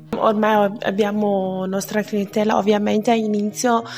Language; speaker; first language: Italian; non-native, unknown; Chinese